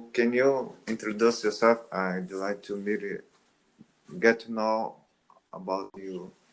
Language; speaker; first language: English; non-native, learner; Portuguese